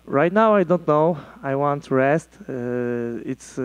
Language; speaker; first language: English; non-native, learner; Polish